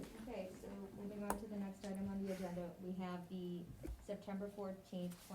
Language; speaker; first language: English; native; English